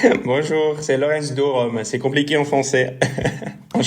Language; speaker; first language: French; non-native, local second language; Dutch